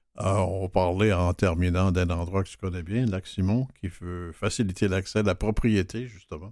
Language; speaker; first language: French; native; French